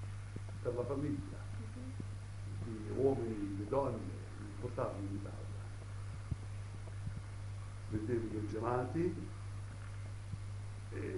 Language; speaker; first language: Italian; early bilingual, heritage; Italian